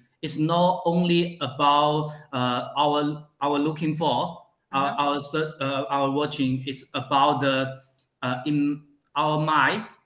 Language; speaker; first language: English; non-native, learner; Chinese